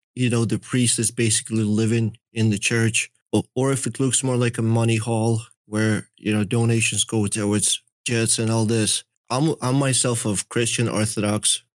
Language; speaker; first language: English; early bilingual, other home language; Russian